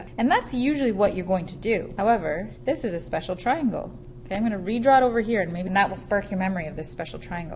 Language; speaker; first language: English; native; English